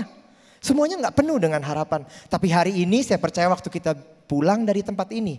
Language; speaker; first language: Indonesian; native; Indonesian